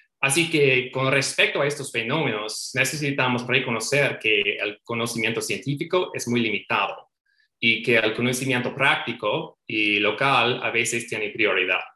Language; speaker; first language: Spanish; non-native, fluent; English